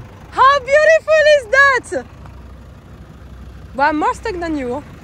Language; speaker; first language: English; non-native, fluent; French